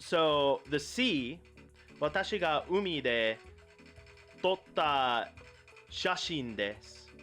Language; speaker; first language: Japanese; non-native, learner; English